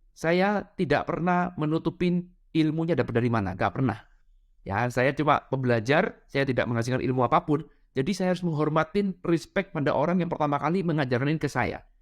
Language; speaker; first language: Indonesian; non-native, local second language; Madurese